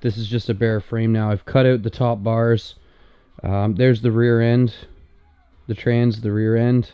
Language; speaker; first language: English; native; English